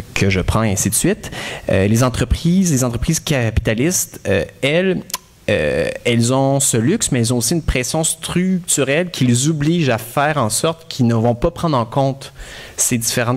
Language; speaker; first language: French; native; French